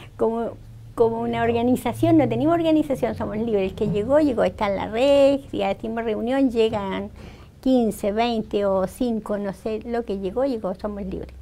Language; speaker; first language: Spanish; native; Spanish